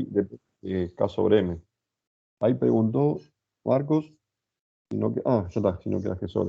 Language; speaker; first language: Spanish; native; Spanish